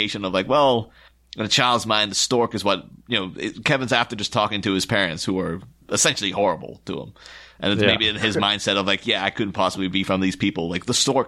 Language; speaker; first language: English; native; English